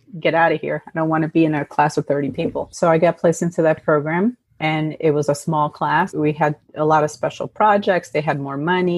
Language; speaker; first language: English; early bilingual, other home language; Spanish